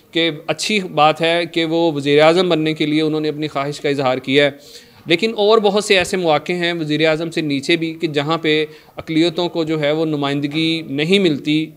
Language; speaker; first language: Urdu; native; Urdu